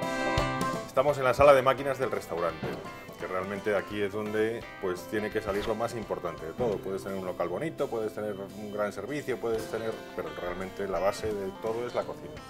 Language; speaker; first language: Spanish; native; Spanish